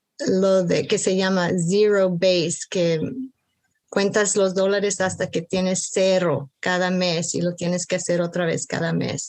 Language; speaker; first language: Spanish; early bilingual, heritage; Spanish